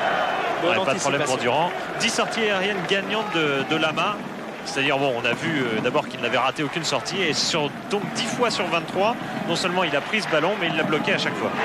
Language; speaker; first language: French; native; French